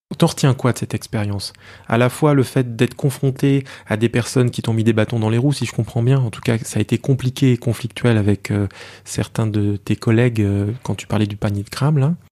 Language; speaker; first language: French; native; French